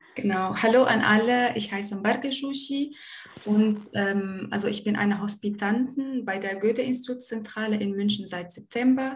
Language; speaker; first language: German; non-native, fluent; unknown